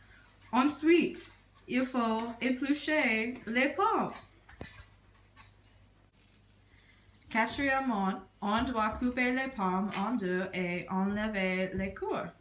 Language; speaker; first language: French; non-native, learner; English